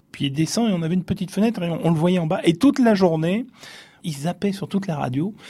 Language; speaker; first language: French; native; French